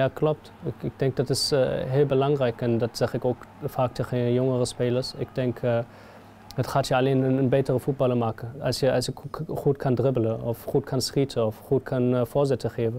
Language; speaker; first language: Dutch; non-native, fluent; German